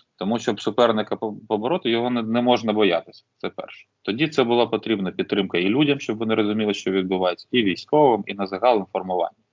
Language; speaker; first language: Ukrainian; non-native, local second language; Russian